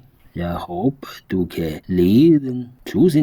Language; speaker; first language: Danish; non-native, learner; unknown